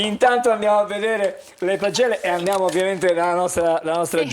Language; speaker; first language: Italian; native; Italian